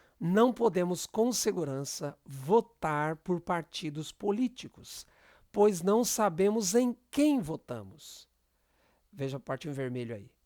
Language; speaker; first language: Portuguese; native; Portuguese